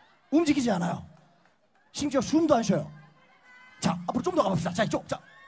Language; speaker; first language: Korean; native; Korean